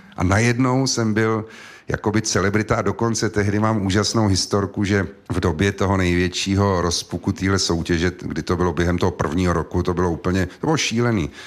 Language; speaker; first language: Czech; native; Czech